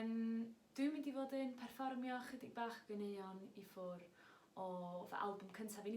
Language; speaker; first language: Welsh; native; Welsh